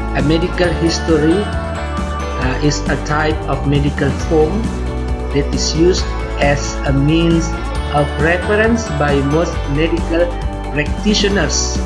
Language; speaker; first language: English; non-native, fluent; Indonesian